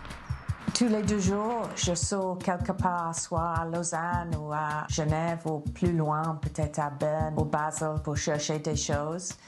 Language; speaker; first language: French; non-native, fluent; English